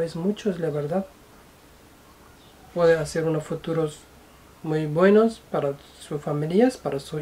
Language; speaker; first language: Spanish; non-native, fluent; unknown